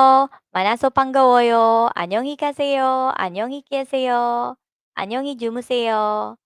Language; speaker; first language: Korean; non-native, fluent; Filipino